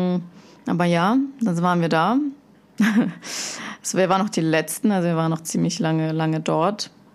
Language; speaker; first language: German; early bilingual, other home language; Russian